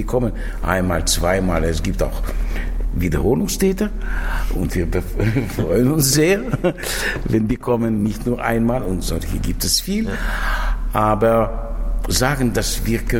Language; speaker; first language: German; non-native, fluent; Russian